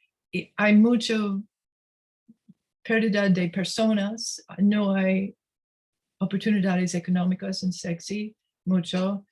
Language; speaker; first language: Spanish; non-native, learner; English